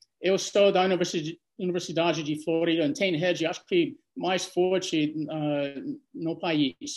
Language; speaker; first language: Portuguese; non-native, fluent; English